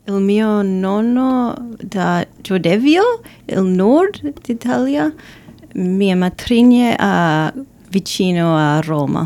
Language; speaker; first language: Italian; non-native, learner; English